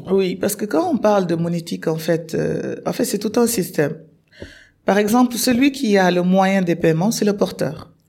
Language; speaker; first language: French; non-native, local second language; Wolof